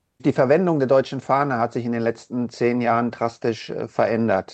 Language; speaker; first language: German; native; German